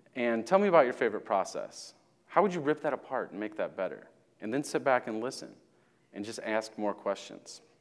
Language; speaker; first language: English; native; English